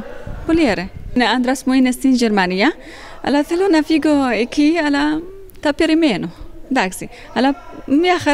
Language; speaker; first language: Greek; non-native, learner; Arabic